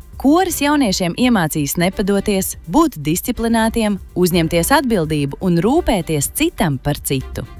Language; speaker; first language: Latvian; native; Latvian